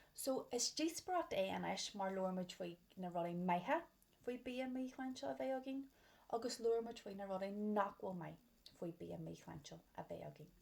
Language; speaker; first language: Irish; non-native, local second language; English